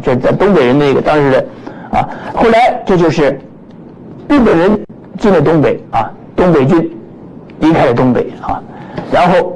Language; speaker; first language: Chinese; native; Chinese